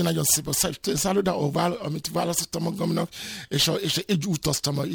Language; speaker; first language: Hungarian; non-native, fluent; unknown